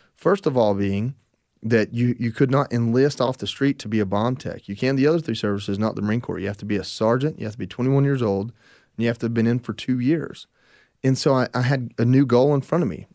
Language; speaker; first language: English; native; English